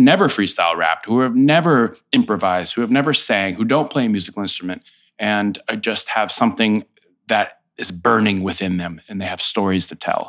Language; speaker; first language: English; native; English